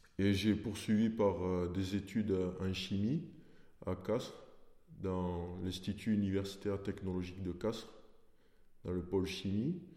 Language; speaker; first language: French; early bilingual, other home language; Portuguese